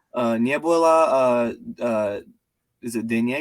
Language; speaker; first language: Russian; non-native, learner; English